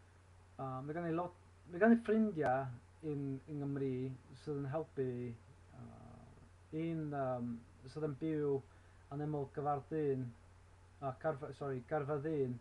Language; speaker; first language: Welsh; non-native, learner; English